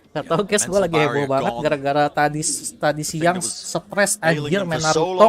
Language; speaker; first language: Indonesian; native; Indonesian